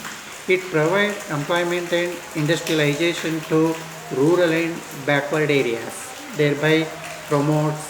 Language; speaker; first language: English; non-native, local second language; Kannada